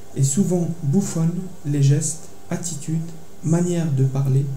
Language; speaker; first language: French; non-native, local second language; Arabic